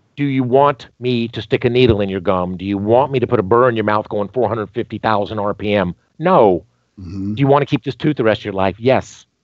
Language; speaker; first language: English; native; English